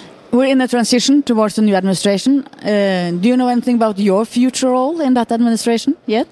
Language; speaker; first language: English; non-native, fluent; Norwegian